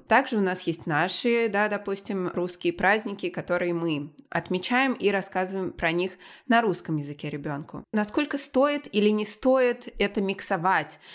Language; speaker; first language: Russian; native; Russian